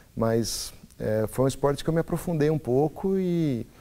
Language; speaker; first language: Portuguese; native; Portuguese